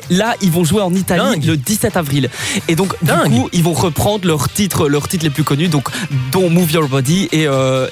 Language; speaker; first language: French; native; French